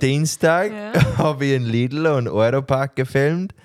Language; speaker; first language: German; non-native, learner; English